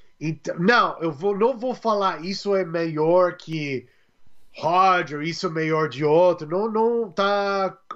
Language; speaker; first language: Portuguese; non-native, learner; English